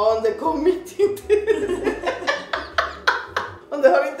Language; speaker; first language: Swedish; non-native, learner; Spanish